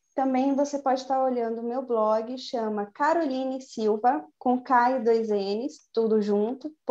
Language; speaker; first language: Portuguese; native; Portuguese